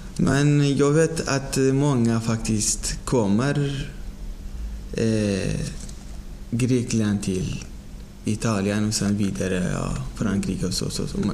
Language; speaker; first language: Swedish; non-native, fluent; Persian